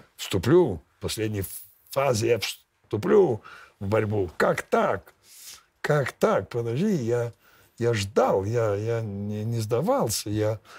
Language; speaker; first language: Russian; non-native, fluent; Lithuanian